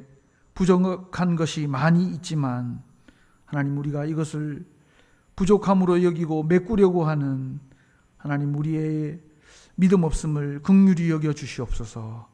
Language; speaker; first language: Korean; native; Korean